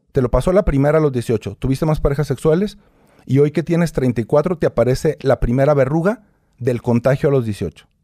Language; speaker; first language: Spanish; native; Spanish